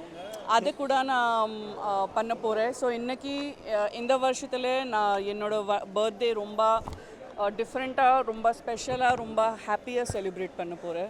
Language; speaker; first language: Tamil; non-native, fluent; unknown